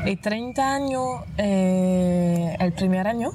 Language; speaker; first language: Spanish; non-native, fluent; French